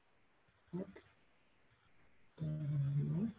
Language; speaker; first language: French; native; French